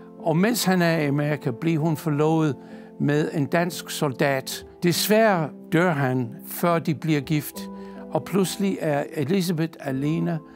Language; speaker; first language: Danish; non-native, fluent; English